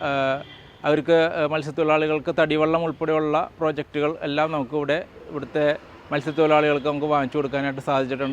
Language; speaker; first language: Malayalam; native; Malayalam